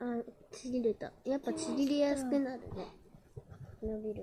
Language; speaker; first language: Japanese; native; Japanese